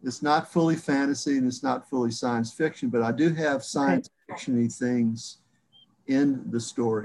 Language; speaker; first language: English; native; English